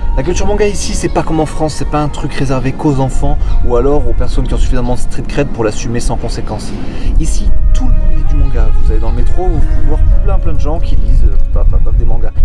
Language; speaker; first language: French; native; French